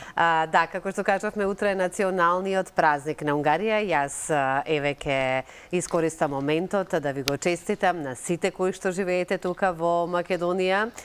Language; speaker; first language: Macedonian; native; Macedonian